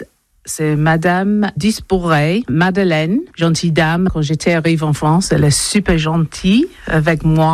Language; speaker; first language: French; non-native, learner; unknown